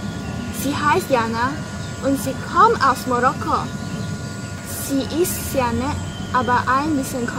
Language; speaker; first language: German; non-native, learner; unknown